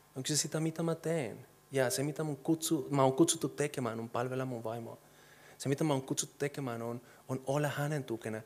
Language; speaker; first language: Finnish; non-native, fluent; Spanish